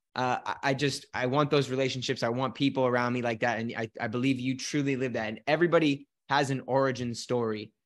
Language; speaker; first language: English; native; English